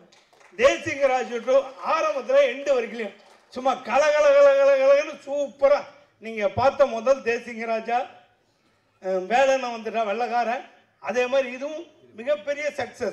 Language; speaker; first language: Tamil; native; Tamil